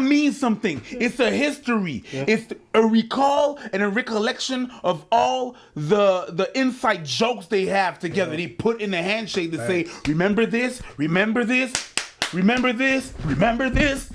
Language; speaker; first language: English; native; English